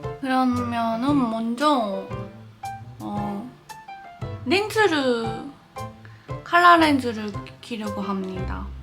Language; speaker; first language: Korean; non-native, learner; Japanese